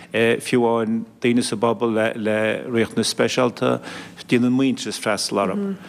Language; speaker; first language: Irish; native; Irish